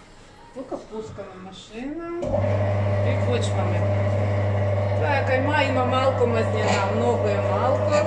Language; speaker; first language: Bulgarian; non-native, learner; Russian